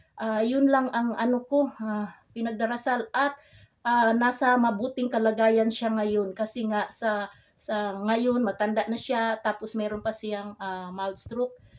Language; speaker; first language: Filipino; non-native, local second language; Cebuano